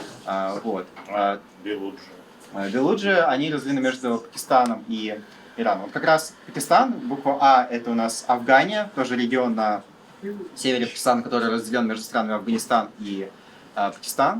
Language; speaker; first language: Russian; native; Russian